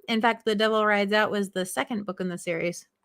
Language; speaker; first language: English; native; English